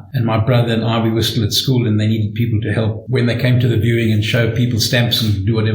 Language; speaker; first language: English; native; English